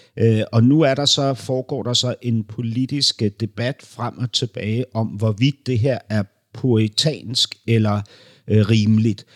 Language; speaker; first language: Danish; native; Danish